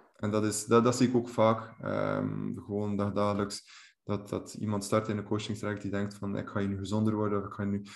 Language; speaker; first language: Dutch; native; Dutch